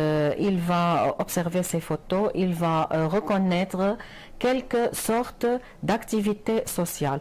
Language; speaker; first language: French; non-native, fluent; Arabic